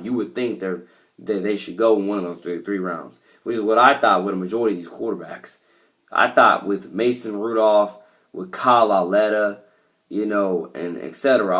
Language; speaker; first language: English; native; English